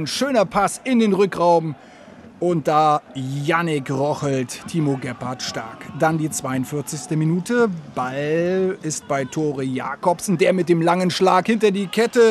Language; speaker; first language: German; native; German